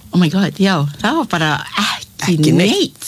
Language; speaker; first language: Icelandic; non-native, learner; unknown